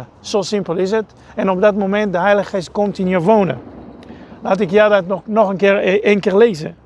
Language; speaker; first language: Dutch; non-native, fluent; Hebrew